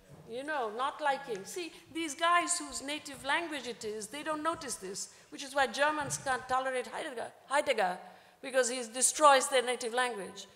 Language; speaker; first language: English; non-native, local second language; Bangla